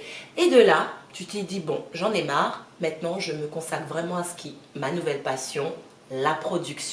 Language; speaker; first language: French; native; French